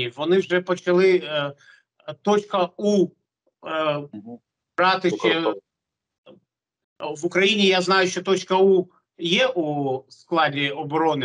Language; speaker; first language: Ukrainian; non-native, local second language; Russian